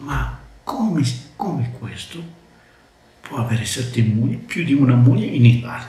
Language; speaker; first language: Italian; non-native, learner; Arabic